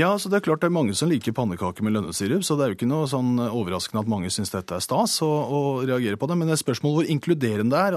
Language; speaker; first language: Norwegian; native; Norwegian